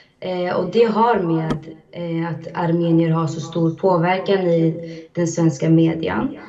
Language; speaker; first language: Swedish; early bilingual, other home language; Azerbaijani